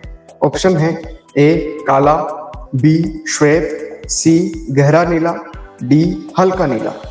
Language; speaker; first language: Hindi; native; Hindi